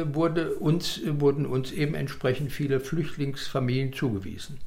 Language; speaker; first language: German; native; German